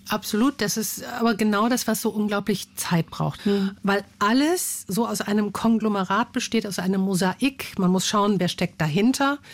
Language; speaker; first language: German; native; German